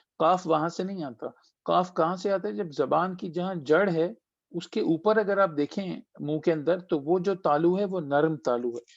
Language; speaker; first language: Urdu; native; Urdu